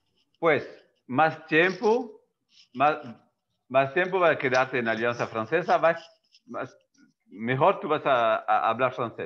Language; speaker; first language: Spanish; non-native, fluent; French